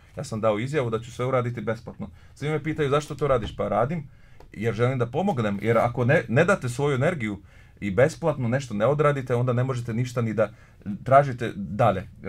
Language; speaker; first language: Croatian; non-native, local second language; Slovak